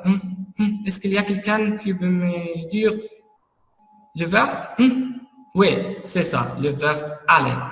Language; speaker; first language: French; non-native, fluent; Arabic